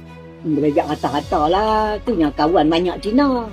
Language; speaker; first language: Malay; non-native, local second language; Min Nan Chinese